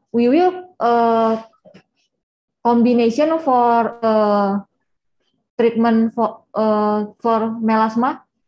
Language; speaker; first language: English; non-native, learner; Indonesian